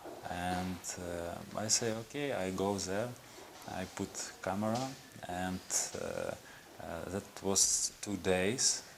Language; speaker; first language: English; non-native, learner; Ukrainian